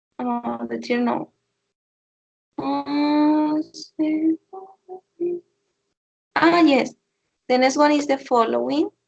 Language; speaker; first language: English; non-native, learner; Spanish